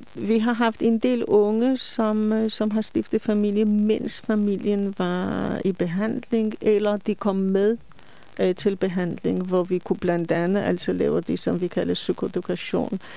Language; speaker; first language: Danish; non-native, fluent; Polish